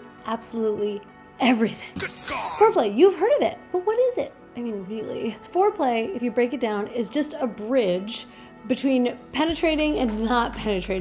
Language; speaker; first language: English; native; English